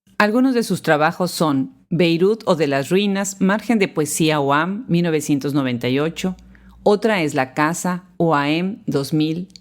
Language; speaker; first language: Spanish; native; Spanish